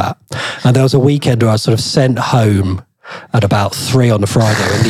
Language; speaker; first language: English; native; English